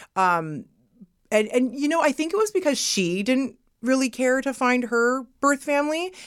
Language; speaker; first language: English; early bilingual, other home language; Yoruba